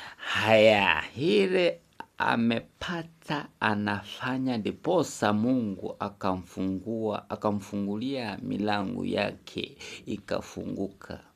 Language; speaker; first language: Swahili; non-native, local second language; Kikuyu